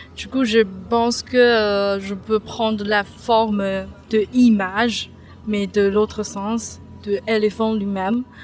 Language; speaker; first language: French; non-native, fluent; Chinese